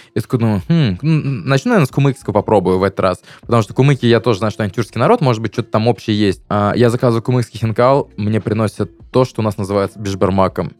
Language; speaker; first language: Russian; native; Russian